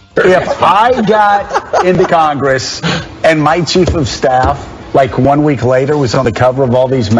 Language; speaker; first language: English; native; English